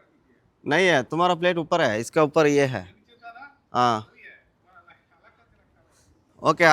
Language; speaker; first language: Hindi; non-native, local second language; Telugu